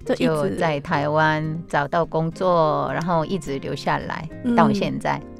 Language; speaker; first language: Chinese; non-native, fluent; Korean